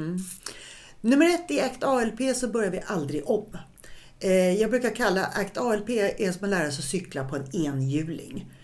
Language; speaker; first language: Swedish; native; Swedish